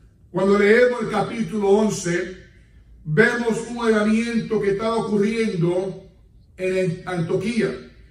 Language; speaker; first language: Spanish; native; Spanish